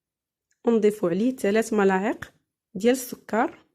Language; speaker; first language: Arabic; native; Arabic